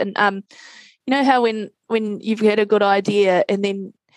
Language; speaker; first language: English; native; English